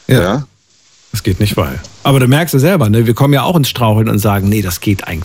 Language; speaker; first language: German; native; German